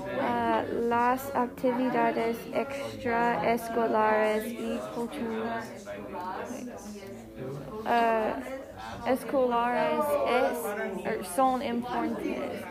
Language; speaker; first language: Spanish; non-native, learner; English